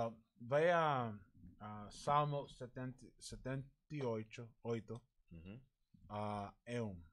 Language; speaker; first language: Portuguese; non-native, learner; Spanish